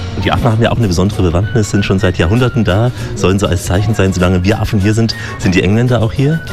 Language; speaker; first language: German; native; German